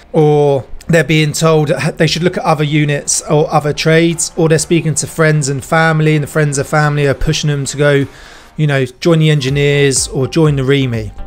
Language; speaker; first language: English; native; English